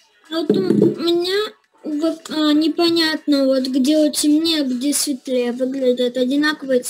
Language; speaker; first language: Russian; early bilingual, heritage; Russian